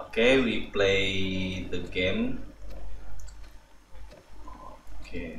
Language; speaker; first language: English; non-native, learner; Indonesian